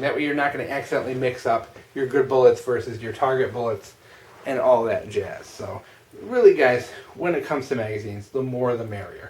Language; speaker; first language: English; native; English